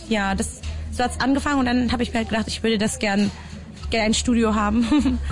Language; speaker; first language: German; non-native, fluent; Vietnamese